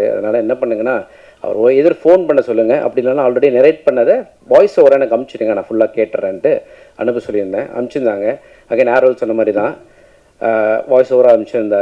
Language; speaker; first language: Tamil; native; Tamil